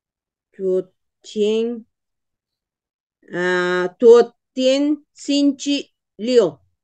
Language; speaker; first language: Chinese; non-native, learner; Spanish